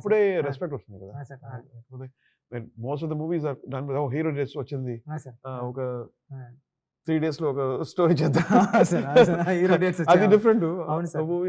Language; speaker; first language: Telugu; non-native, learner; Tamil